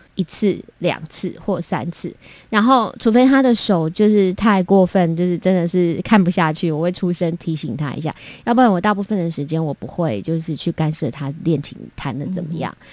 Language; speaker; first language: Chinese; non-native, local second language; Min Nan Chinese